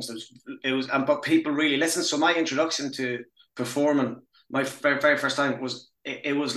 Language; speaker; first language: English; native; English